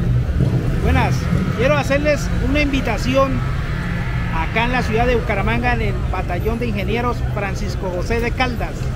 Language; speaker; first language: Spanish; native; Spanish